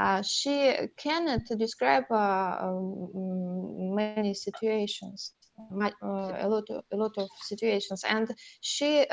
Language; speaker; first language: English; non-native, learner; Russian